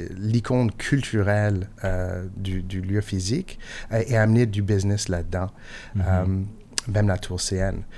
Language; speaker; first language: French; non-native, fluent; English